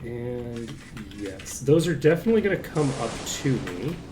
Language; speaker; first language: English; native; English